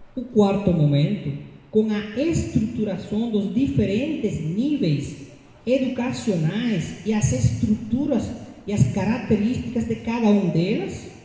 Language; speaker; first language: Portuguese; non-native, fluent; Spanish